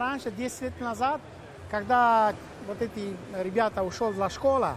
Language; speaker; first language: Russian; non-native, local second language; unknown